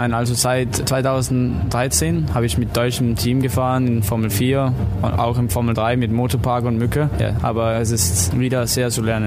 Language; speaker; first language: German; non-native, fluent; Danish